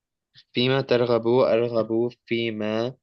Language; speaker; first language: Arabic; non-native, learner; Urdu